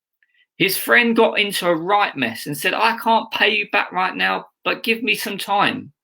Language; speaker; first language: English; native; English